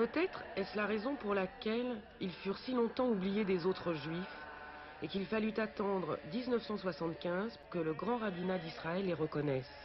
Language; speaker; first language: French; native; French